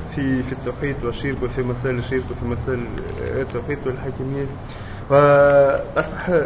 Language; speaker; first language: Arabic; non-native, fluent; Russian